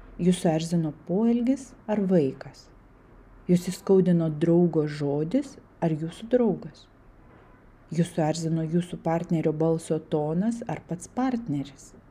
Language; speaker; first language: Lithuanian; non-native, local second language; Russian